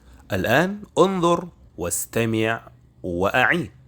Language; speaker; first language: Arabic; non-native, fluent; Indonesian